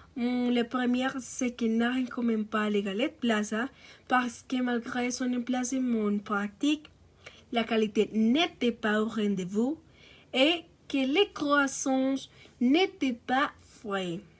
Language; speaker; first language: French; non-native, learner; Spanish